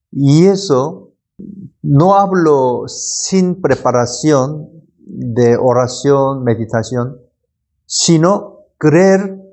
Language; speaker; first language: Spanish; non-native, learner; Korean